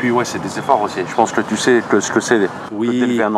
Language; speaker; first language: French; native; French